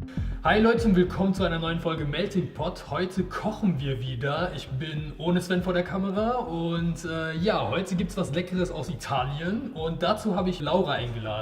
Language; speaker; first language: German; early bilingual, other home language; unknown